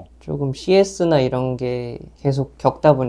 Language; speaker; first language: Korean; native; Korean